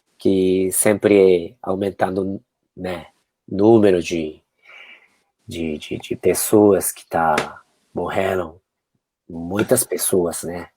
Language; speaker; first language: Portuguese; non-native, fluent; Japanese